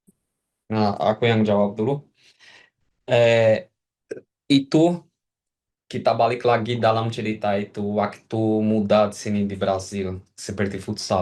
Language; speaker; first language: Indonesian; non-native, fluent; Portuguese